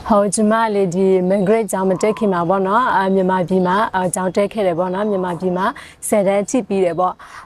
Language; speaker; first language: Burmese; non-native, local second language; S'gaw Karen